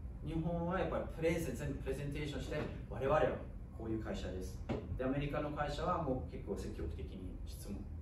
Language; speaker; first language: Japanese; non-native, fluent; German